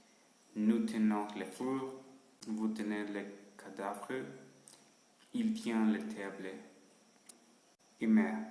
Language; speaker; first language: French; non-native, learner; Spanish